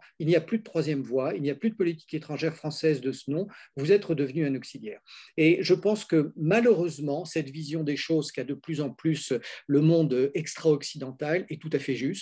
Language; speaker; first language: French; native; French